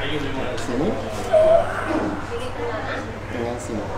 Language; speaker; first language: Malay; non-native, local second language; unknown